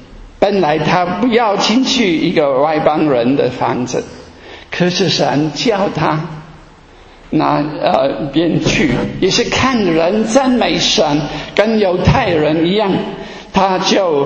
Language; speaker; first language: Chinese; non-native, fluent; German